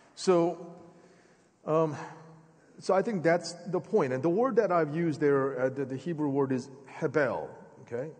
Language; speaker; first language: English; native; English